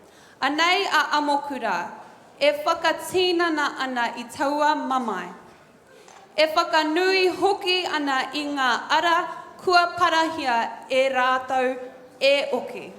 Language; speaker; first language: Māori; non-native, local second language; English